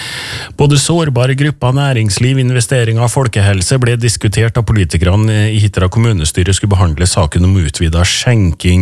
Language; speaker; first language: Norwegian; native; Norwegian